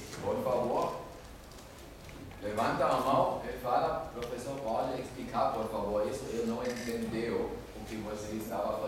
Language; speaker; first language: Portuguese; non-native, fluent; German